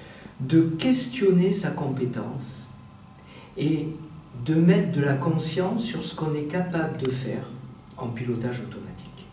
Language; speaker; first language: French; native; French